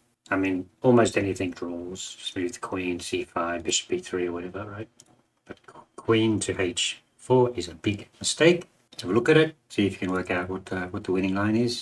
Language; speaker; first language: English; native; English